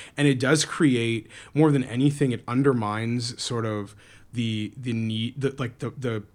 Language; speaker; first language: English; native; English